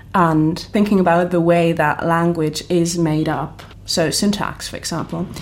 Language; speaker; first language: English; non-native, fluent; German